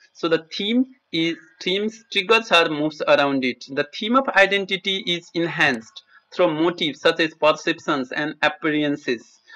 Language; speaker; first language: English; non-native, local second language; Nepali